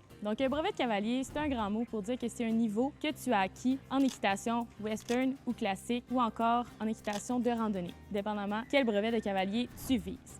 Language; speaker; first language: French; native; French